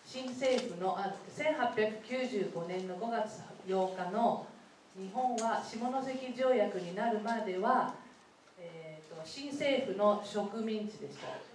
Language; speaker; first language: Japanese; non-native, fluent; Chinese